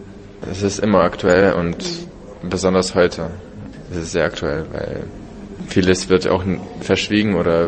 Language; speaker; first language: German; non-native, fluent; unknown